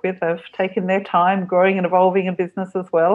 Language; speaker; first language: English; native; English